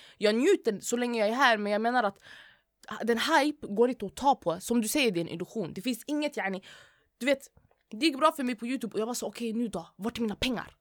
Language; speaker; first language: Swedish; early bilingual, other home language; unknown